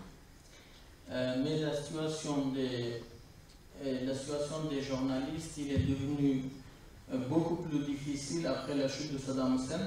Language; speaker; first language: French; non-native, fluent; Kurdish